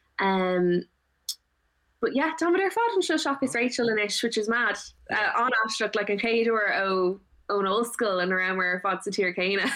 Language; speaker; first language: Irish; non-native, local second language; English